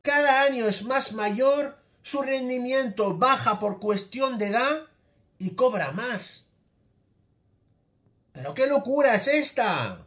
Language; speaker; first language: Spanish; native; Spanish